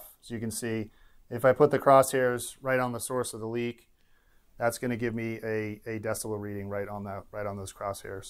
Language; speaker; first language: English; native; English